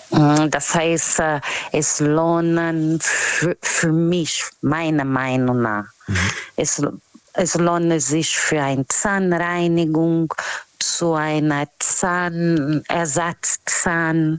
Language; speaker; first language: German; non-native, learner; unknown